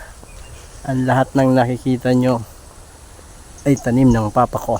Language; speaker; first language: Filipino; non-native, local second language; Bikol